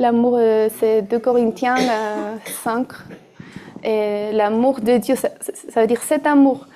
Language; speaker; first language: French; non-native, fluent; Spanish